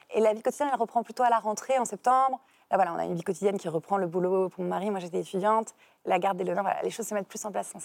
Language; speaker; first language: French; native; French